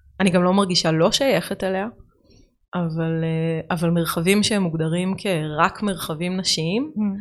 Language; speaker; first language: Hebrew; native; Hebrew